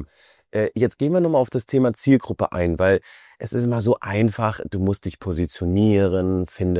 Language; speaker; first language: German; native; German